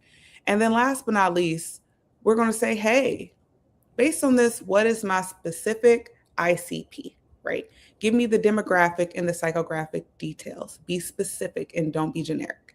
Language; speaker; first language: English; native; English